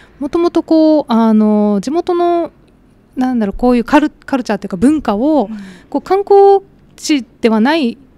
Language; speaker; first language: Japanese; native; Japanese